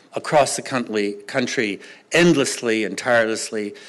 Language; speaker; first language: English; native; English